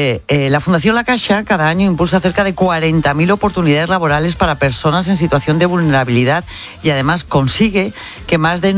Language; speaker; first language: Spanish; native; Spanish